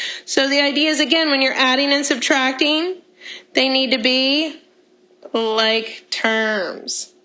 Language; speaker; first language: English; native; English